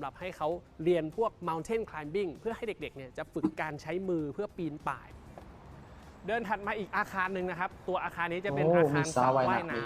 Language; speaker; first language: Thai; native; Thai